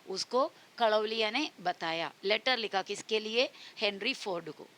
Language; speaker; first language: Hindi; non-native, local second language; Marathi